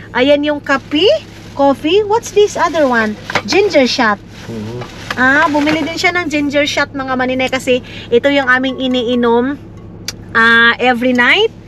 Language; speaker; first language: Filipino; non-native, local second language; Cebuano